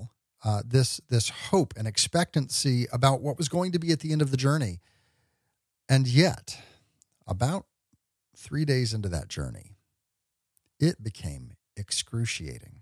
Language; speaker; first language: English; native; English